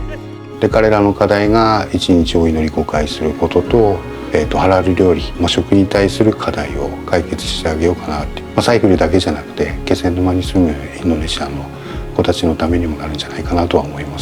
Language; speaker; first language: Japanese; native; Japanese